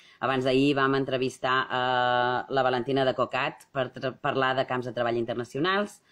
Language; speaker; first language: Catalan; native; Catalan